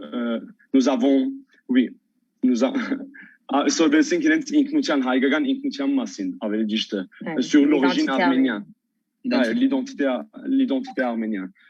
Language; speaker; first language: French; non-native, local second language; Armenian